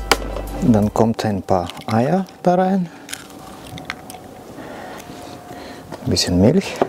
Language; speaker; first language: German; non-native, learner; Russian